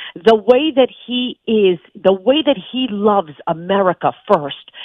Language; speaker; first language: English; native; English